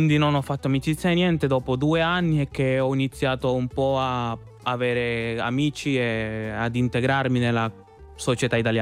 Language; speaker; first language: Italian; non-native, fluent; Spanish